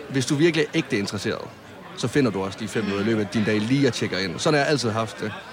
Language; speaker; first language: Danish; native; Danish